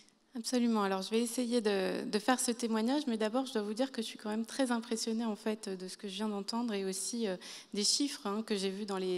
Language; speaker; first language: French; native; French